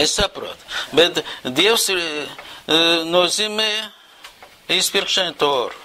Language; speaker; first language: Latvian; non-native, local second language; Russian